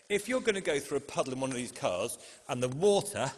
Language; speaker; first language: English; native; English